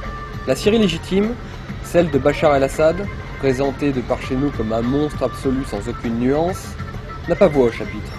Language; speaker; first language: French; native; French